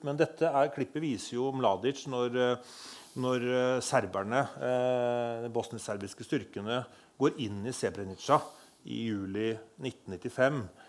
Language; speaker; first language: Norwegian; native; Norwegian